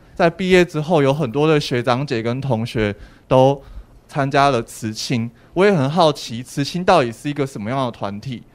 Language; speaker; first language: Chinese; native; Chinese